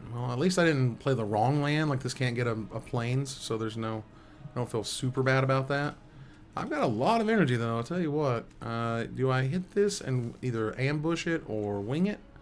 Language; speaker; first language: English; native; English